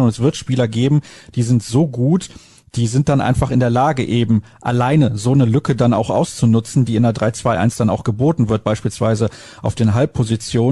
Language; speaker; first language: German; native; German